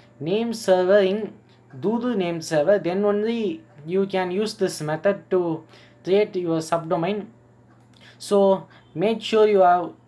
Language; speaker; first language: English; non-native, local second language; Tamil